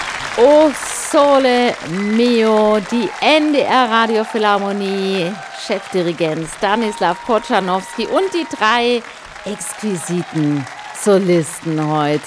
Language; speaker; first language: German; native; German